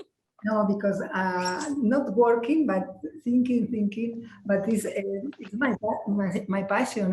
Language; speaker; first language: English; non-native, learner; Spanish